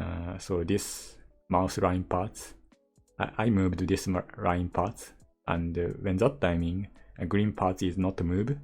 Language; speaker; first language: English; non-native, learner; Japanese